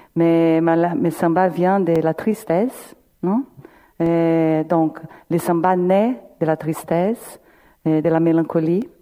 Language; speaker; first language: French; non-native, fluent; Portuguese